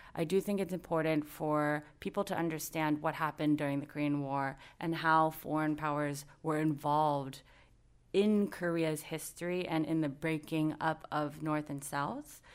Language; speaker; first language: English; native; English